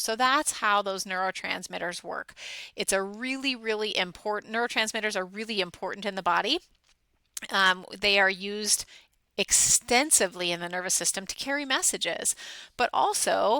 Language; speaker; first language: English; native; English